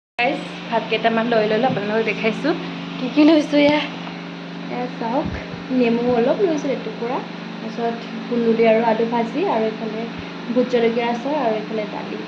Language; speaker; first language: Assamese; non-native, local second language; Mising